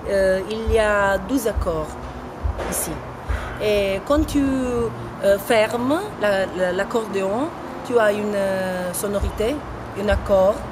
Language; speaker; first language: French; non-native, fluent; Italian